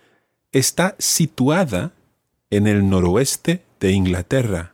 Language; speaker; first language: Spanish; non-native, fluent; English